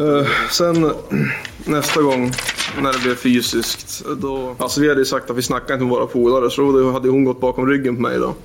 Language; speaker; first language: Swedish; native; Swedish